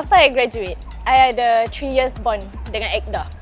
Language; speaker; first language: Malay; native; Malay